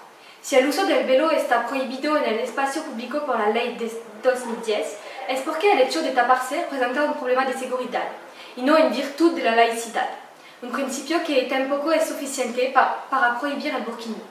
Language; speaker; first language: Spanish; non-native, learner; French